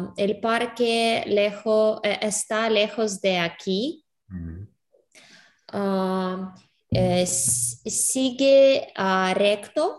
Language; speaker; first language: Spanish; non-native, learner; English